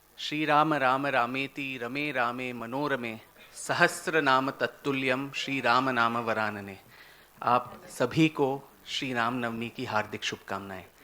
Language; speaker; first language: Hindi; non-native, local second language; Marathi